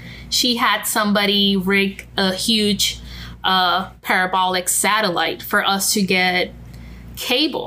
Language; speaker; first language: English; non-native, fluent; Spanish